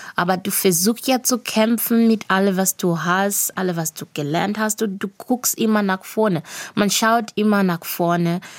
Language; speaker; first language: German; non-native, fluent; Shona